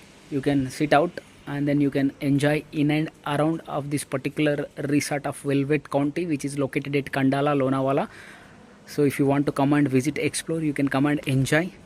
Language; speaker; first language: English; non-native, local second language; Telugu